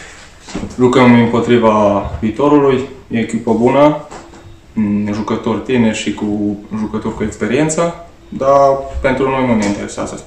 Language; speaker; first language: Romanian; non-native, local second language; Hungarian